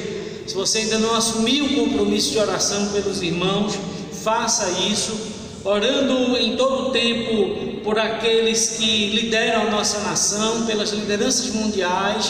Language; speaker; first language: Portuguese; native; Portuguese